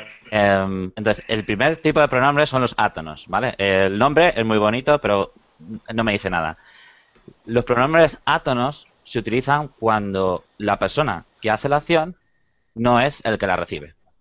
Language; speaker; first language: Spanish; native; Spanish